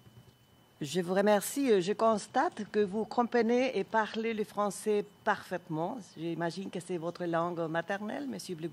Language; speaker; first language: French; non-native, fluent; Spanish